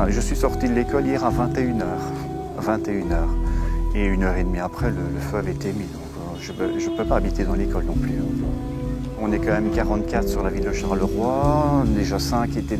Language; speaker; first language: French; native; French